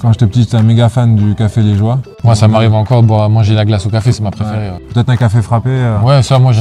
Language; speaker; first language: French; native; French